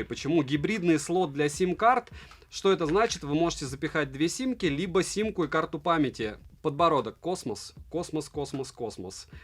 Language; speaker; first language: Russian; native; Russian